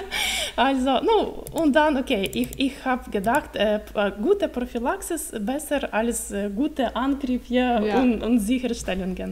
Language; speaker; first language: German; non-native, learner; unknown